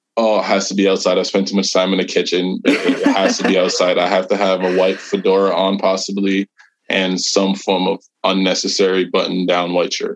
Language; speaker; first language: English; native; English